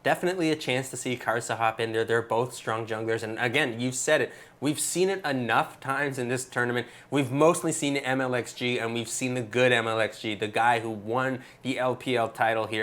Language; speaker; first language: English; native; English